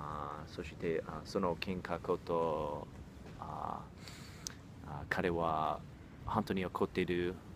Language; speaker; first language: Japanese; non-native, learner; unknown